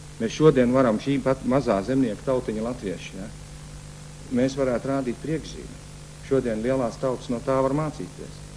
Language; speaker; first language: Latvian; early bilingual, heritage; Latvian